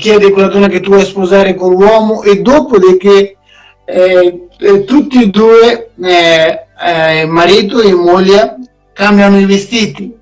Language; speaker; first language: Italian; non-native, learner; Persian